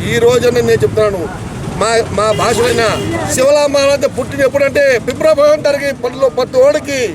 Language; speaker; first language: Telugu; non-native, local second language; Lambadi